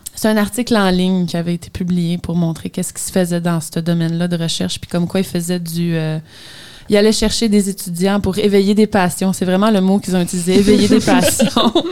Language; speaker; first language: French; native; French